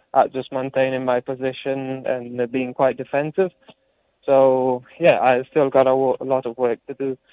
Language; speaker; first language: English; early bilingual, heritage; English